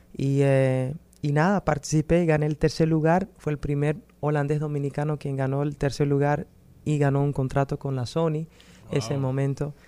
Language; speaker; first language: Spanish; early bilingual, other home language; Dutch